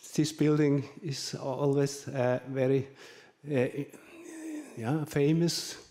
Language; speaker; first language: English; non-native, learner; German